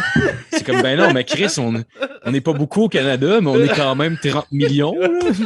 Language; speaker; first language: French; native; French